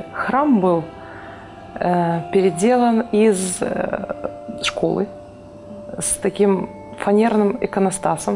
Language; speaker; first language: Russian; native; Russian